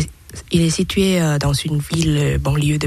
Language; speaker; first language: French; non-native, learner; Thai